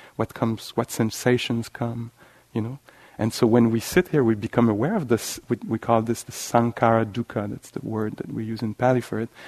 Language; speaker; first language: English; non-native, fluent; French